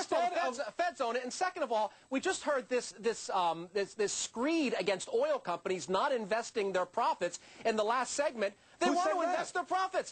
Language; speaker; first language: English; native; English